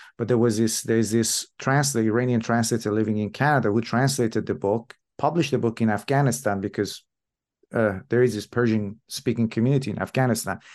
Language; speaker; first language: English; non-native, fluent; Persian